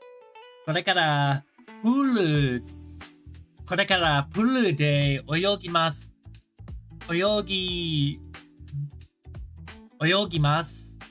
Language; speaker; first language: Japanese; non-native, learner; English